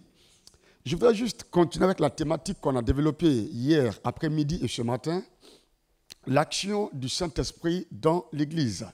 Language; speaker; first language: French; non-native, local second language; Mossi